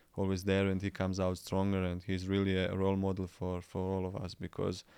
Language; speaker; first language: English; non-native, fluent; Croatian